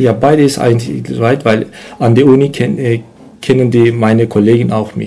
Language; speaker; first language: German; non-native, learner; Turkish